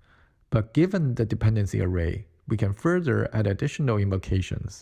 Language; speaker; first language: English; non-native, fluent; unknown